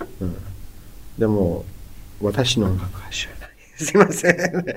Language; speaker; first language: Japanese; non-native, learner; English